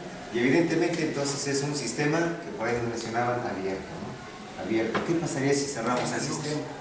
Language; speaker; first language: Spanish; native; Spanish